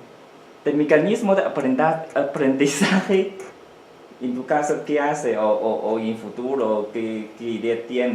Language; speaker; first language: Spanish; non-native, learner; Chinese